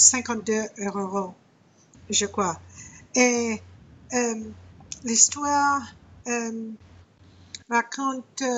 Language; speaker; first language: French; non-native, learner; English